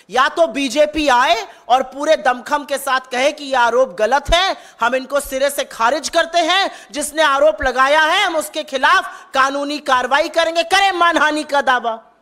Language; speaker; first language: Hindi; native; Hindi